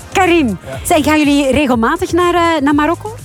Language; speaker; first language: Dutch; native; Dutch